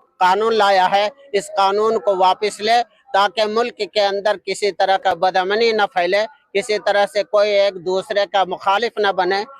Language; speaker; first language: Urdu; native; Urdu